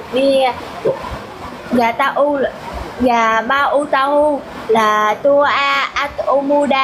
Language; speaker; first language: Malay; non-native, fluent; Vietnamese